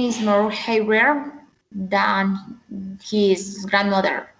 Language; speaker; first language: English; non-native, learner; Spanish